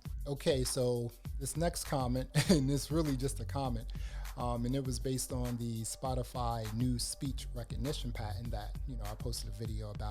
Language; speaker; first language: English; native; English